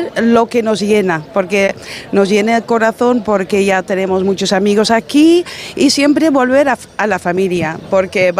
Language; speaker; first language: Spanish; non-native, fluent; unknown